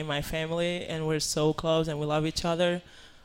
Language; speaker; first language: English; non-native, fluent; Spanish